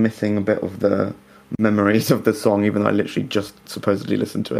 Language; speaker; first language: English; native; English